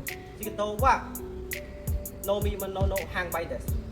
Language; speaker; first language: Japanese; non-native, learner; Khmer